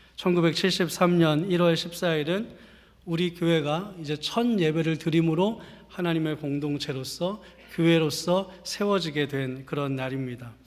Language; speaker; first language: Korean; native; Korean